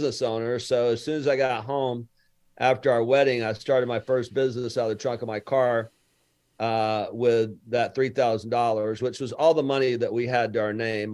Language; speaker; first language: English; native; English